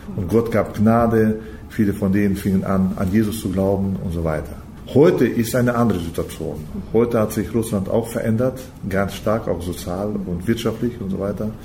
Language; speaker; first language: German; early bilingual, heritage; German